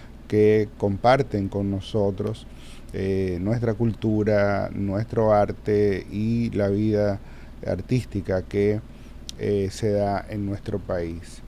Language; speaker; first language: Spanish; native; Spanish